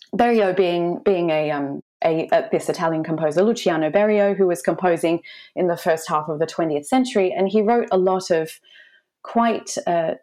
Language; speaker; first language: English; native; English